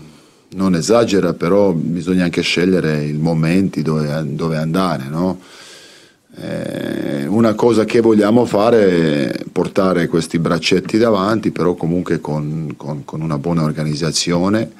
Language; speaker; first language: Italian; non-native, fluent; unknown